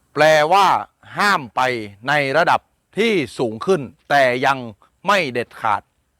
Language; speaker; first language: Thai; native; Thai